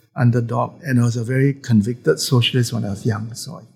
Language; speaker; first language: English; non-native, local second language; Chinese